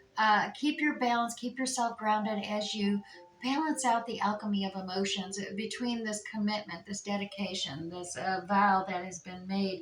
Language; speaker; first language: English; native; English